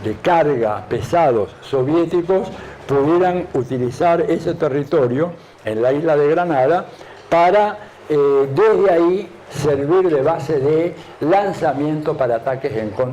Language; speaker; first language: Spanish; native; Spanish